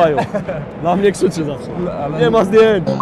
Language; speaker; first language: Polish; native; Polish